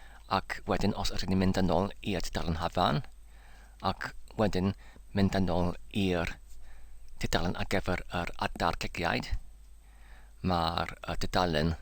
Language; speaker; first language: Welsh; non-native, learner; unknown